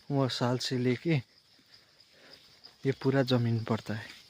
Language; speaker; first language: Hindi; non-native, local second language; Nepali